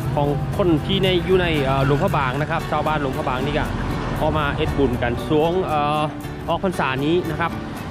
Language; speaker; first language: Thai; native; Thai